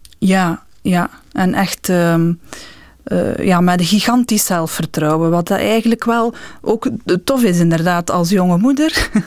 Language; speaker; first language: Dutch; native; Dutch